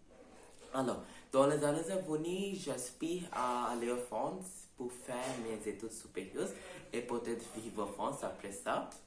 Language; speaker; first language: French; non-native, learner; Bangla